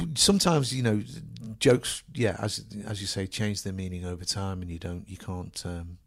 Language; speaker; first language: English; native; English